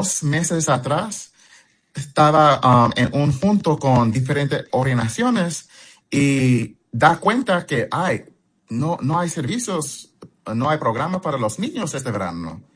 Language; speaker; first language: Spanish; early bilingual, heritage; Spanish